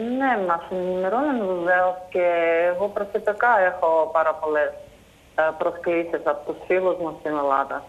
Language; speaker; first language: Greek; non-native, fluent; Russian